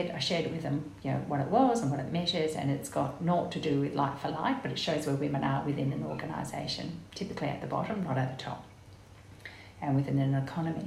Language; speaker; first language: English; native; English